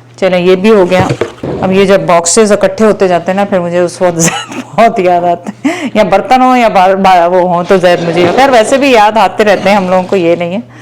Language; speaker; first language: Urdu; native; Urdu